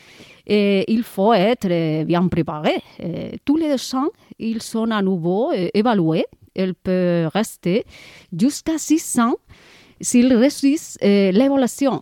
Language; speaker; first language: French; non-native, learner; Spanish